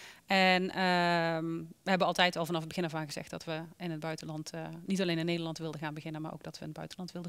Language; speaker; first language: Dutch; native; Dutch